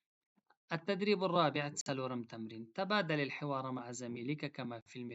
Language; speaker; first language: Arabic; non-native, fluent; Pashto